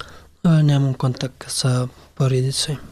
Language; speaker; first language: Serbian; non-native, learner; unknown